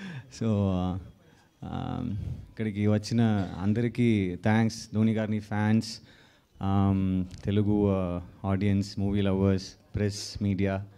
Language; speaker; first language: Telugu; non-native, learner; Tamil